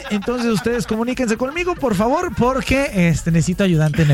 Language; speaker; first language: Spanish; native; Spanish